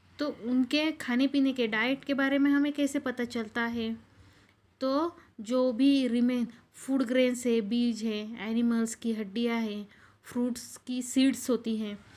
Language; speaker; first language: Hindi; non-native, local second language; Marathi